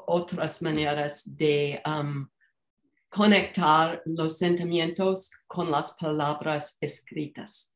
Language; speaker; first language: Spanish; non-native, fluent; English